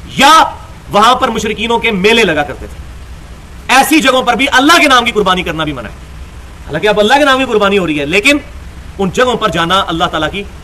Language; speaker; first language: Urdu; non-native, local second language; Punjabi